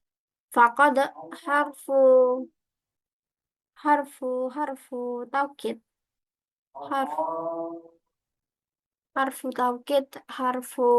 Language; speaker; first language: Arabic; non-native, learner; Indonesian